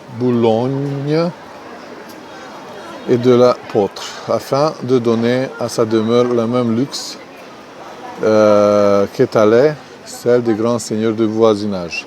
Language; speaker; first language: French; non-native, fluent; Hungarian